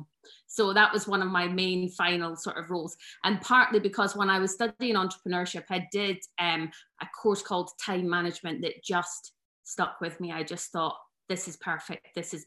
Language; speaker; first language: English; native; English